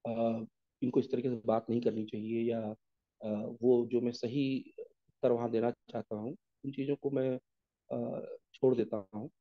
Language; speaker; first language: Hindi; native; Hindi